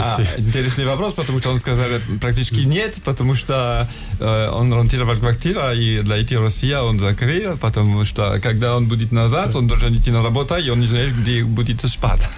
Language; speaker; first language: Russian; non-native, learner; French